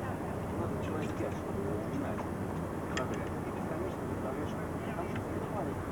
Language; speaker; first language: Russian; native; Russian